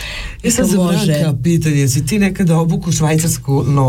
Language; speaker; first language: Serbian; native; Serbian